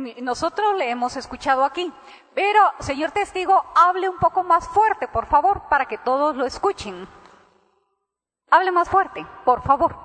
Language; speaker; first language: Spanish; native; Spanish